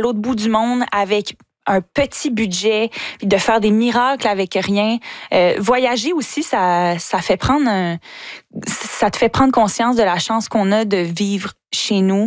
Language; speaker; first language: French; native; French